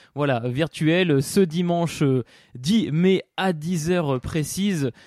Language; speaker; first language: French; native; French